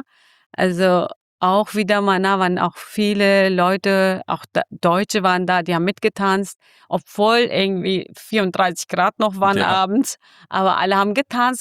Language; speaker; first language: German; non-native, fluent; Kurdish